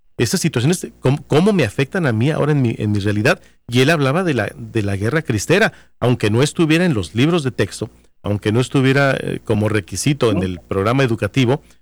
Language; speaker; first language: Spanish; native; Spanish